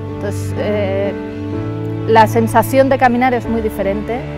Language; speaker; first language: Spanish; native; Spanish